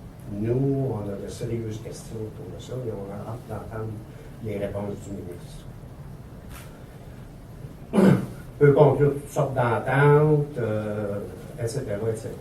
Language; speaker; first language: French; native; French